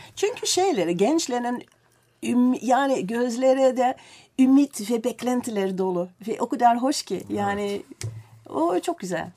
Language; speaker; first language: Turkish; non-native, fluent; Dutch